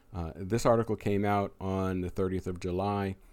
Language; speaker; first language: English; native; English